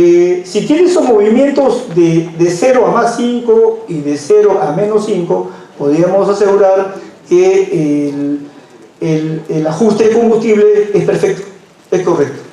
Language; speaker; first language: Spanish; native; Spanish